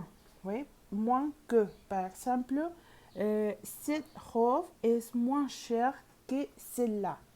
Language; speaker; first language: French; non-native, learner; Spanish